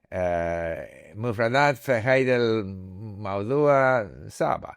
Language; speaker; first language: Arabic; non-native, learner; English